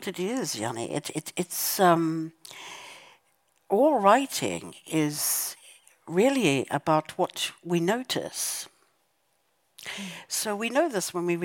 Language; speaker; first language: English; native; English